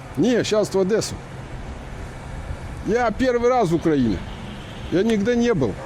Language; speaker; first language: Russian; non-native, learner; Lithuanian